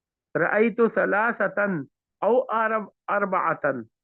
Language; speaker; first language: Arabic; non-native, fluent; Urdu